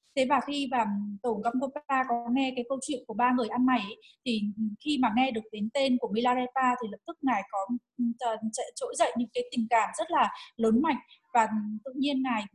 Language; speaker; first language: Vietnamese; native; Vietnamese